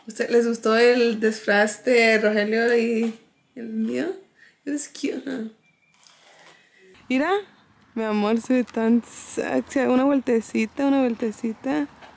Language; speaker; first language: Spanish; early bilingual, heritage; Spanish